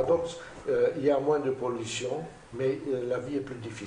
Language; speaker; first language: French; non-native, fluent; Romanian